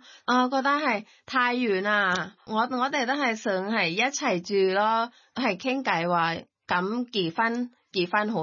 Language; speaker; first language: Cantonese; non-native, fluent; Thai